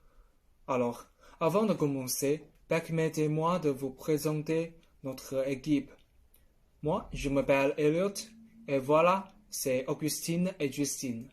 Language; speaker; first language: French; non-native, learner; Chinese